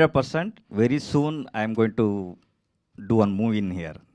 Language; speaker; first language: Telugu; non-native, learner; Kannada